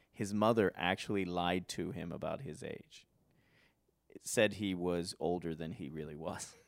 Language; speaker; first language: English; native; English